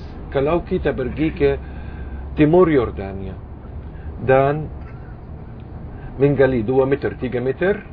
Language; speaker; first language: Indonesian; non-native, fluent; Arabic